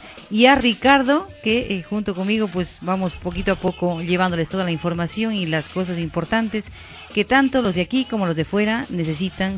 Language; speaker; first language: Spanish; native; Spanish